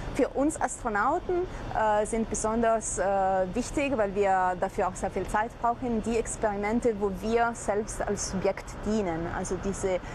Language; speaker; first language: German; non-native, fluent; Italian